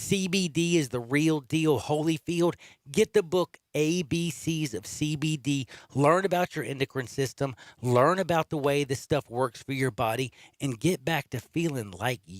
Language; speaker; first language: English; native; English